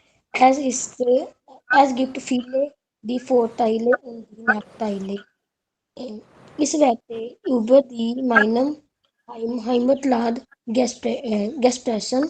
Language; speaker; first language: German; non-native, learner; Hindi